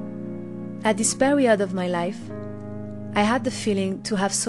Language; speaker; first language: English; non-native, fluent; French